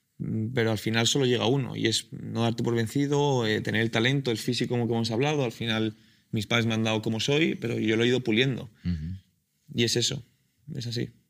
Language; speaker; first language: Spanish; native; Spanish